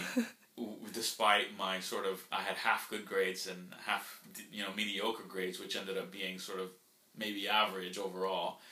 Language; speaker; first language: English; early bilingual, other home language; Spanish